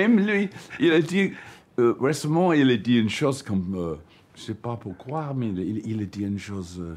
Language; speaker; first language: French; non-native, learner; English